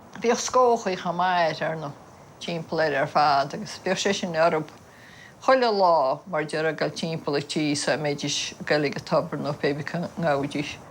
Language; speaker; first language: Irish; native; Irish